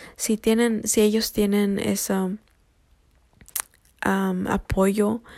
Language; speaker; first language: Spanish; early bilingual, heritage; Spanish